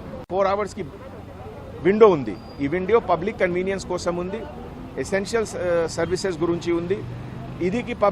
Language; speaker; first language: Telugu; non-native, fluent; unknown